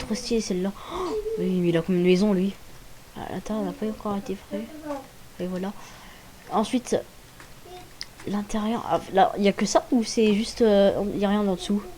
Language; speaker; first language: French; native; French